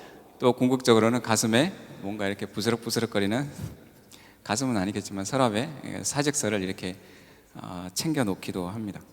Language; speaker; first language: Korean; native; Korean